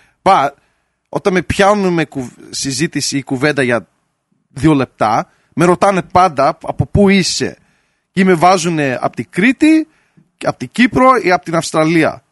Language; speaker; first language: Greek; early bilingual, heritage; Greek